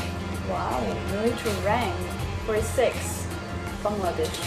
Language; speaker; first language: English; non-native, fluent; Urdu